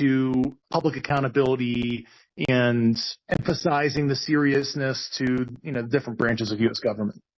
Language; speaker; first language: English; native; English